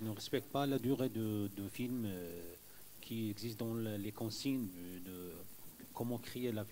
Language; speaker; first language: French; non-native, fluent; Arabic